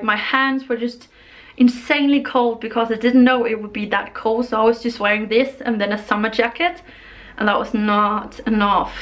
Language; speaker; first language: English; non-native, fluent; Danish